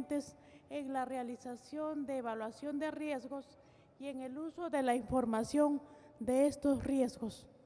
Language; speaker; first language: Spanish; native; Spanish